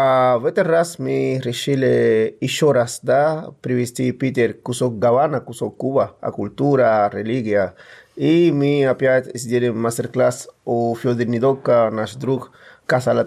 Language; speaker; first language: Russian; non-native, fluent; Spanish